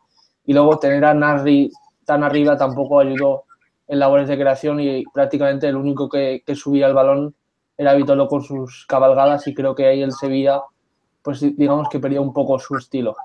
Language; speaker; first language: Spanish; native; Spanish